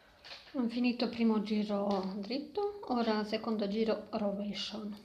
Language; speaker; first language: Italian; non-native, learner; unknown